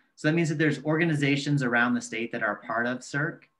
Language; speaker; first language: English; native; English